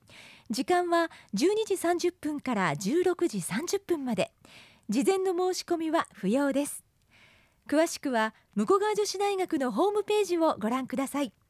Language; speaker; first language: Japanese; native; Japanese